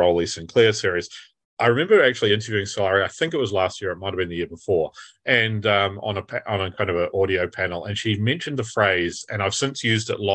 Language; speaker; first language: English; native; English